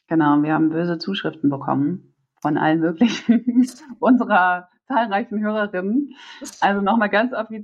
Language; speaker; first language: German; native; German